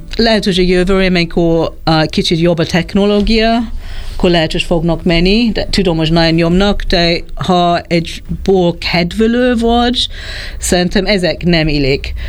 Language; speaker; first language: Hungarian; non-native, learner; English